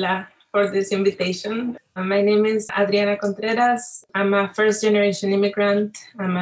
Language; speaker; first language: English; non-native, fluent; Spanish